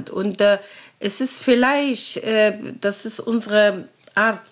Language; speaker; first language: German; non-native, learner; Arabic